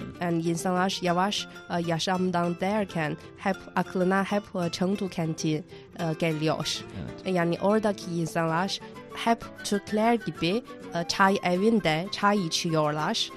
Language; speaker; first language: Turkish; non-native, fluent; Chinese